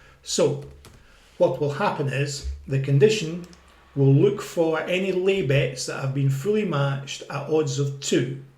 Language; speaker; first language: English; native; English